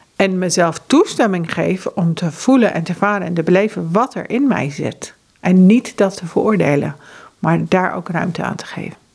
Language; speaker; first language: Dutch; early bilingual, heritage; Dutch